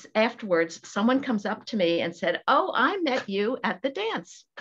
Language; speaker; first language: English; native; English